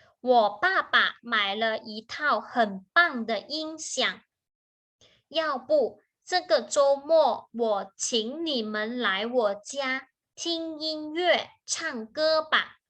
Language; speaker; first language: Chinese; non-native, fluent; Thai